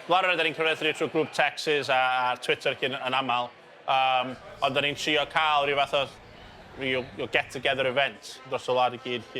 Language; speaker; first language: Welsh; native; Welsh